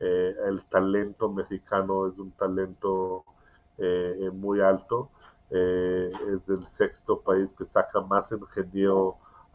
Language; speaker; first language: Spanish; non-native, learner; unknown